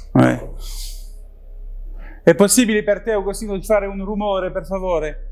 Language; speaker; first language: Italian; non-native, learner; French